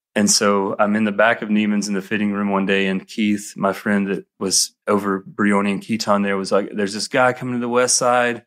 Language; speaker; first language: English; native; English